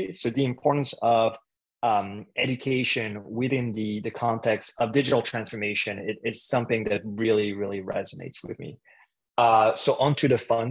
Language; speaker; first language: English; non-native, fluent; French